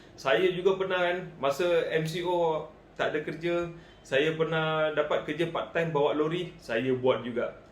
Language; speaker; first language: Malay; non-native, local second language; Tamil